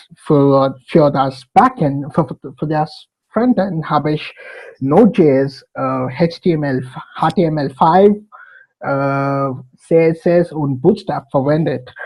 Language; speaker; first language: German; non-native, fluent; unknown